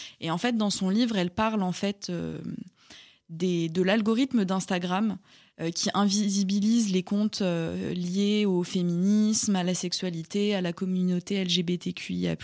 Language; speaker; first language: French; native; French